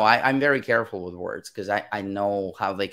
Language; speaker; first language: English; non-native, fluent; Russian